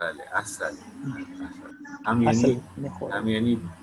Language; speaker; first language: Persian; non-native, fluent; Urdu